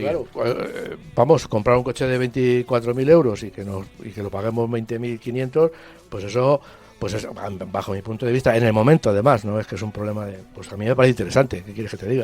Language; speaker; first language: Spanish; native; Spanish